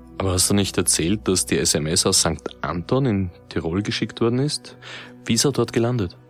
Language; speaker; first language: German; native; German